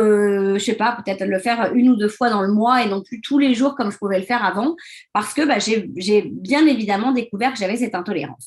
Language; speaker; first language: French; native; French